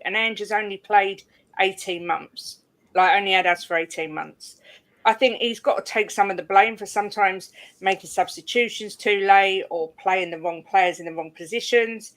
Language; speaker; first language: English; native; English